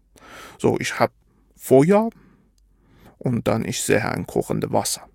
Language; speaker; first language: German; non-native, fluent; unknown